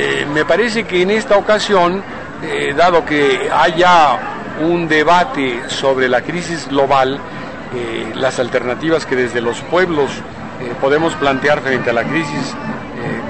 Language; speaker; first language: Spanish; native; Spanish